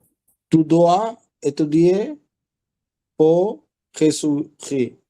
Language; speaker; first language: French; non-native, learner; Bangla